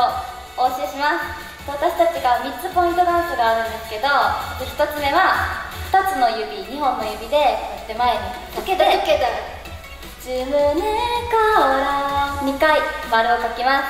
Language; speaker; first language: Japanese; non-native, learner; Korean